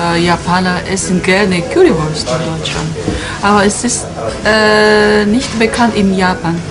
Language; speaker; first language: German; non-native, learner; Japanese